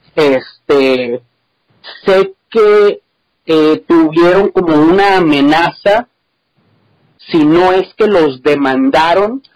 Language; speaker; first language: Spanish; native; Spanish